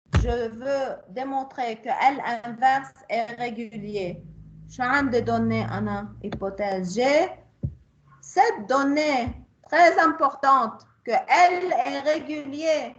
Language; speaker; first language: French; non-native, local second language; Arabic